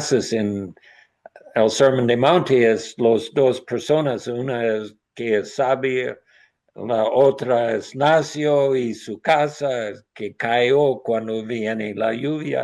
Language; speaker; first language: Spanish; non-native, learner; English